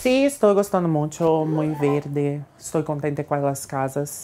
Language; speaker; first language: Spanish; non-native, learner; Portuguese